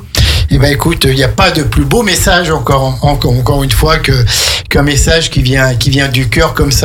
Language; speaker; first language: French; native; French